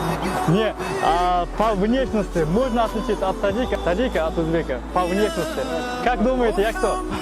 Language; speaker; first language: Russian; non-native, fluent; Uzbek